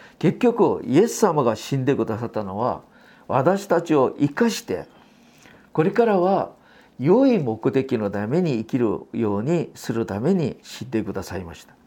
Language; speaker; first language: Japanese; non-native, fluent; Korean